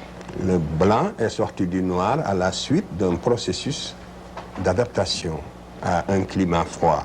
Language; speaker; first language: French; non-native, local second language; Wolof